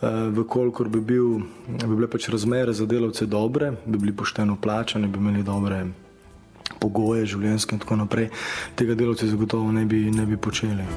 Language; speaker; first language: Slovenian; native; Slovenian